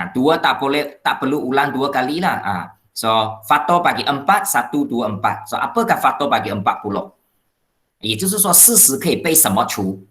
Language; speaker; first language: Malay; non-native, local second language; Chinese